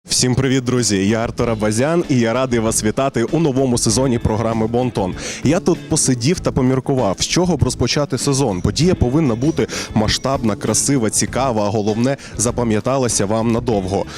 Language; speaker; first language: Ukrainian; native; Ukrainian